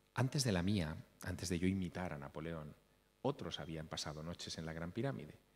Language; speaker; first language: Spanish; native; Spanish